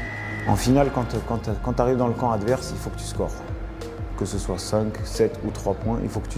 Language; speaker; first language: French; native; French